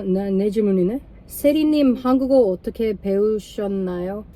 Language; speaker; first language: Korean; non-native, learner; English